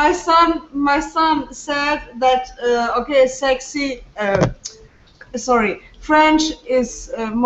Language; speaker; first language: English; non-native, learner; French